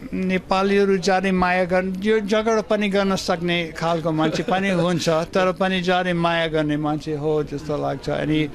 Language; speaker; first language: Nepali; non-native, fluent; German